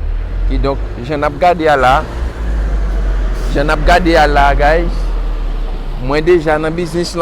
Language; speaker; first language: French; non-native, learner; Haitian Creole